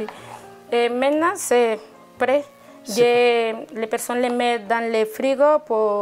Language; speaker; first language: French; non-native, learner; Spanish